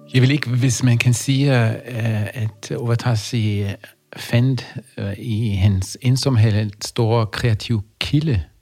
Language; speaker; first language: Danish; non-native, fluent; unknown